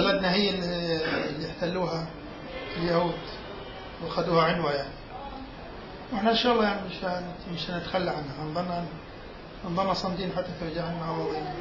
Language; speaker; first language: Arabic; native; Arabic